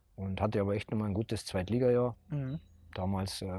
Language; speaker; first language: German; native; German